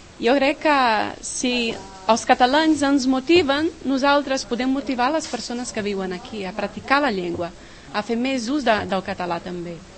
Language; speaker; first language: Catalan; non-native, fluent; Portuguese